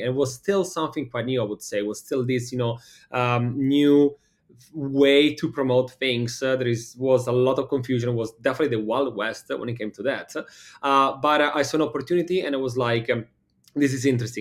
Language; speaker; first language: English; non-native, fluent; Italian